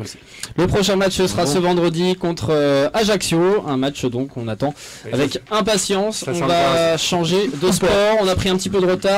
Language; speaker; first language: French; native; French